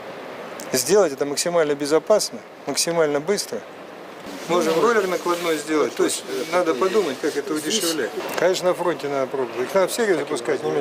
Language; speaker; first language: Russian; native; Russian